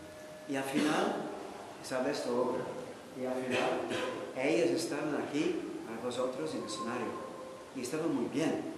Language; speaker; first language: Spanish; non-native, learner; Dutch